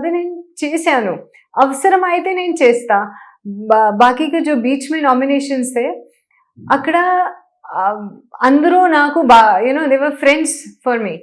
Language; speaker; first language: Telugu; non-native, local second language; Hindi